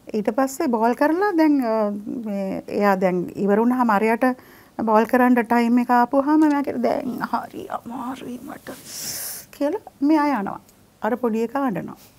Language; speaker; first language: Sinhala; native; Sinhala